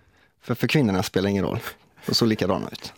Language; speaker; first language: Swedish; native; Swedish